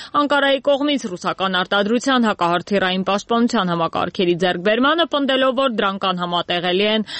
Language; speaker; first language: Armenian; native; Armenian